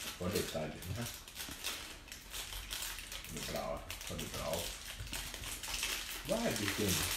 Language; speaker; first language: Swedish; non-native, fluent; Indonesian